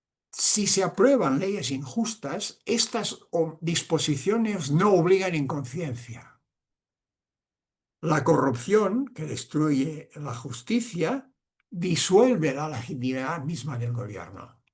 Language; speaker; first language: Spanish; non-native, local second language; Catalan